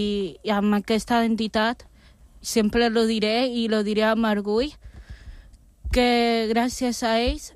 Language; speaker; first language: Catalan; non-native, local second language; Spanish